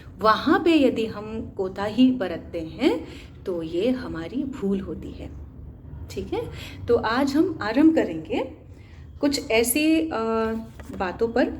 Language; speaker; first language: Hindi; non-native, local second language; Assamese